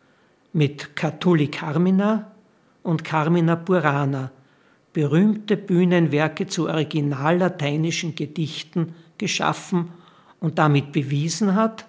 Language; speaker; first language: German; native; German